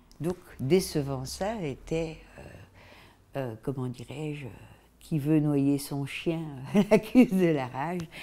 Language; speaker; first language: French; native; French